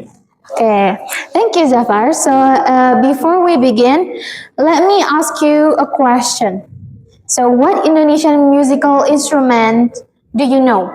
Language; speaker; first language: English; non-native, fluent; Indonesian